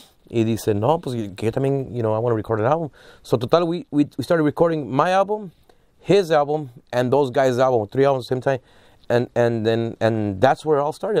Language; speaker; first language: English; early bilingual, other home language; Spanish